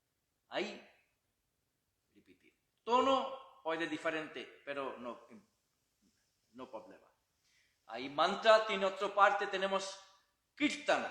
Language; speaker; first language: Spanish; non-native, learner; Bangla